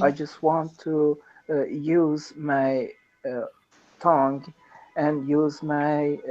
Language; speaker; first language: English; non-native, learner; Persian